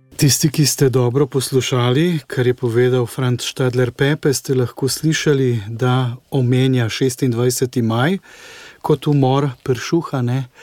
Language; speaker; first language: Slovenian; native; Slovenian